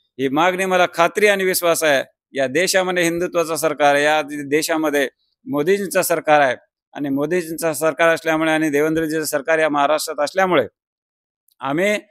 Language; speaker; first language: Marathi; non-native, local second language; Lambadi